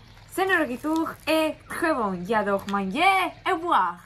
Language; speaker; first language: French; non-native, learner; Spanish